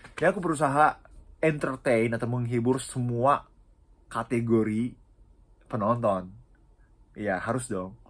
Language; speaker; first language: Indonesian; non-native, fluent; Japanese